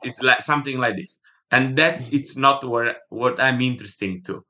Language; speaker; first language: English; non-native, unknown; Italian